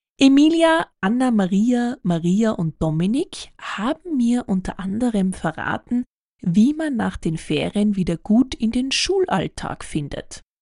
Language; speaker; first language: German; native; German